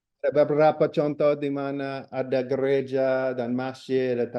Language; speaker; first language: Indonesian; non-native, fluent; English